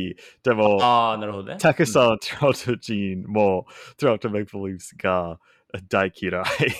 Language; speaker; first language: Japanese; non-native, learner; English